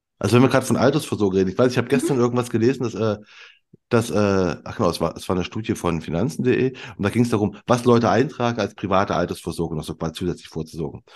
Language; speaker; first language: German; native; German